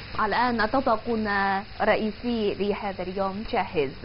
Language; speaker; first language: Arabic; non-native, fluent; Chinese